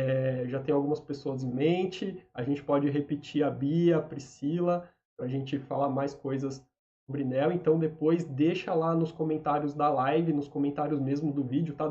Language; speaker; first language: Portuguese; native; Portuguese